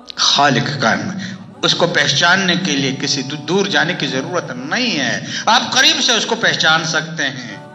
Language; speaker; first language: Urdu; non-native, local second language; Pashto